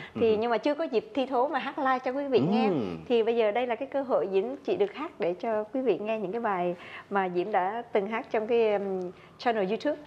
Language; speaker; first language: Vietnamese; native; Vietnamese